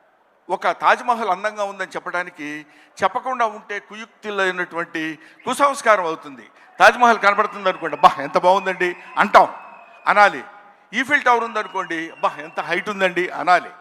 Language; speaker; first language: Telugu; native; Telugu